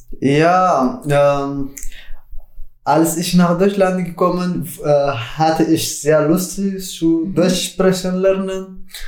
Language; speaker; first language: German; non-native, learner; Tigrinya